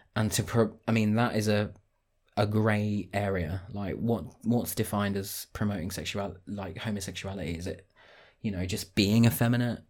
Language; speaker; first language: English; native; English